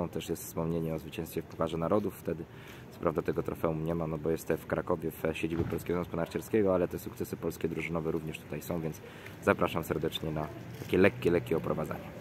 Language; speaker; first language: Polish; native; Polish